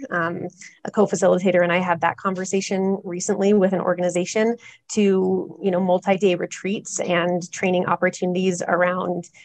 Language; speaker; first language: English; native; English